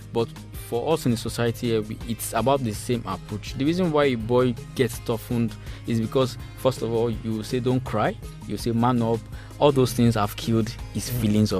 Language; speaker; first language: English; non-native, local second language; Yoruba